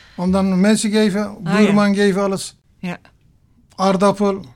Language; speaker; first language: Dutch; non-native, learner; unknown